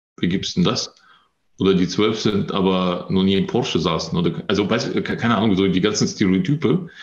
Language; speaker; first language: German; early bilingual, other home language; Russian